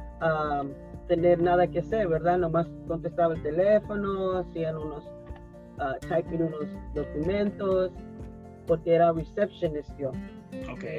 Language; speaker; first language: Spanish; early bilingual, heritage; Spanish